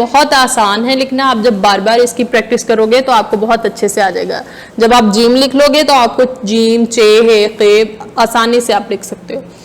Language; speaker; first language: Hindi; non-native, local second language; Punjabi